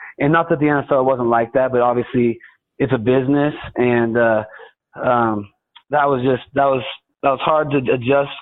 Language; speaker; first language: English; native; English